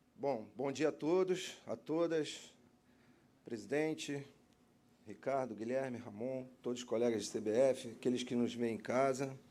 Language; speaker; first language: Portuguese; native; Portuguese